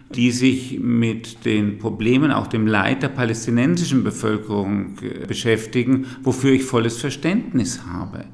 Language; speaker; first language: German; non-native, fluent; Hebrew